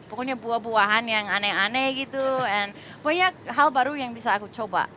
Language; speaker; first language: Malay; non-native, fluent; English